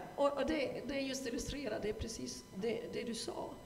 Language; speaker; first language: Swedish; non-native, fluent; German